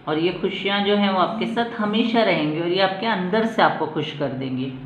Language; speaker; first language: Hindi; non-native, local second language; Marathi